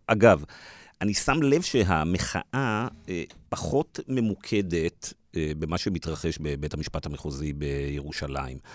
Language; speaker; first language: Hebrew; native; Hebrew